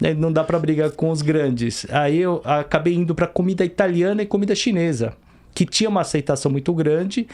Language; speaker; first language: Portuguese; early bilingual, other home language; Korean